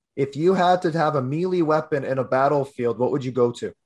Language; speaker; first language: English; native; English